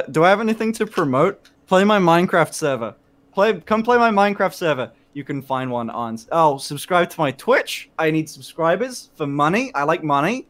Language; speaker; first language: English; native; English